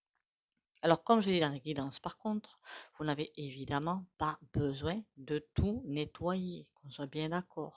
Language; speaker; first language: French; native; French